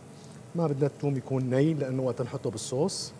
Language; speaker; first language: Arabic; native; Arabic